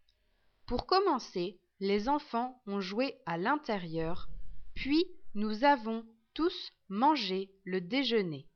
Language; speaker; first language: French; non-native, learner; English